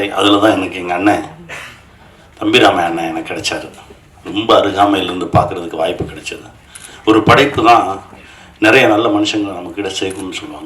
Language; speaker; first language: Tamil; native; Tamil